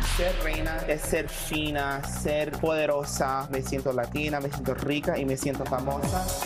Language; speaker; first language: Spanish; early bilingual, heritage; Spanish